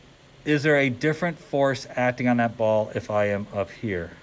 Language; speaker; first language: English; native; English